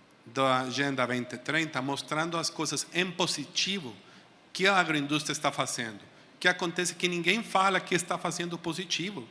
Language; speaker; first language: Portuguese; non-native, fluent; Spanish